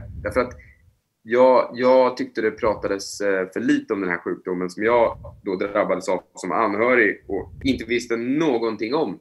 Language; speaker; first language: Swedish; native; Swedish